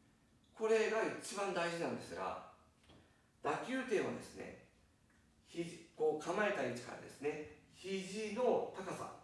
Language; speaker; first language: Japanese; native; Japanese